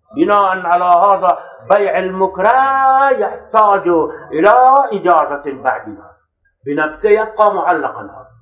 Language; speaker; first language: Arabic; non-native, fluent; Urdu